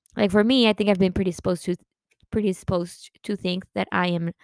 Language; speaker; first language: English; early bilingual, other home language; Spanish